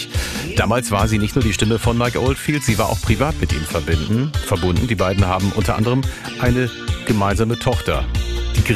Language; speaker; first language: German; native; German